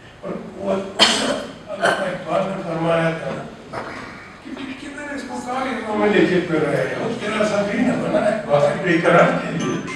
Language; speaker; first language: Urdu; non-native, local second language; Baluchi